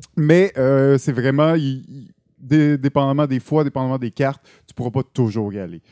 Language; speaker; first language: French; native; French